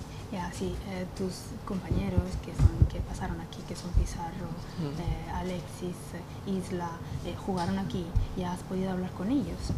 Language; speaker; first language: Spanish; non-native, fluent; Italian